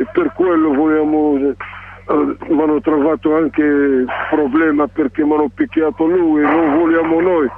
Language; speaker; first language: Italian; non-native, learner; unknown